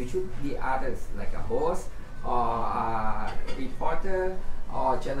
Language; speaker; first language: English; non-native, learner; Thai